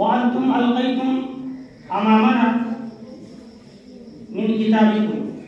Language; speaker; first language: Arabic; non-native, fluent; Urdu